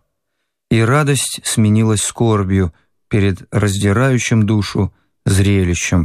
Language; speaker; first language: Russian; native; Russian